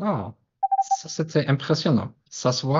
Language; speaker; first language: French; non-native, fluent; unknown